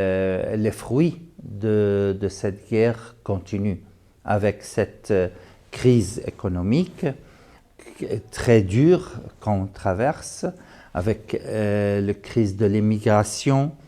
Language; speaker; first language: French; non-native, fluent; Arabic